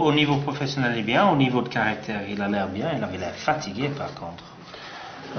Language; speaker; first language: French; non-native, fluent; English